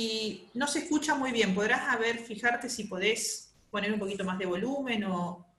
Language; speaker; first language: Spanish; native; Spanish